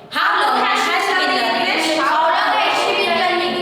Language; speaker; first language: English; non-native, learner; Hindi